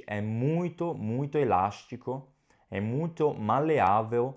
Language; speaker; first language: Portuguese; non-native, fluent; Italian